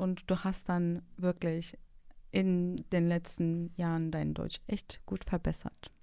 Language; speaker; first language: German; early bilingual, other home language; Turkish